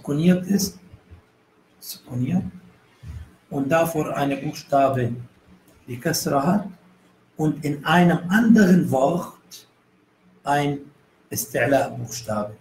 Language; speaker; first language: German; non-native, fluent; Arabic